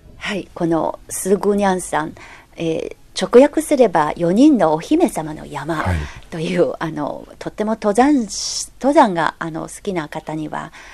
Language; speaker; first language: Japanese; non-native, fluent; Chinese